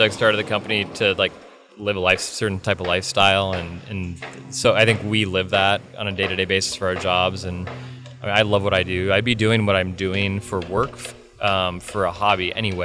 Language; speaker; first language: English; native; English